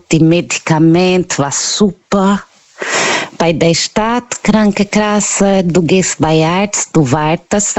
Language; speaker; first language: German; non-native, fluent; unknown